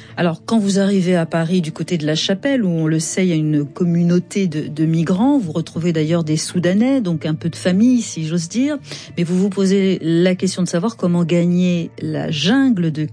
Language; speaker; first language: French; native; French